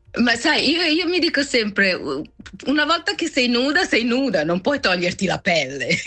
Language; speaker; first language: Italian; native; Italian